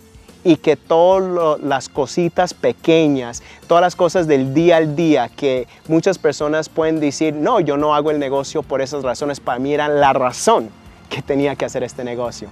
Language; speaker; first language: Spanish; early bilingual, heritage; Spanish